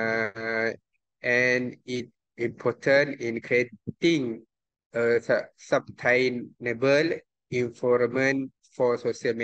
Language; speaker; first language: English; non-native, local second language; Malay